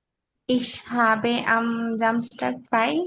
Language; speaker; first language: German; non-native, learner; Bangla